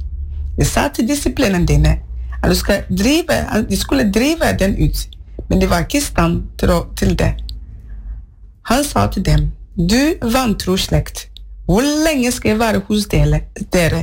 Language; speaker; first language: Norwegian; non-native, fluent; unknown